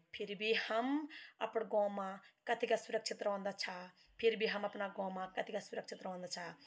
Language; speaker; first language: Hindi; non-native, local second language; Garhwali